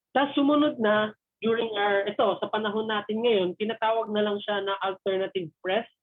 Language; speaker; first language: Filipino; native; Filipino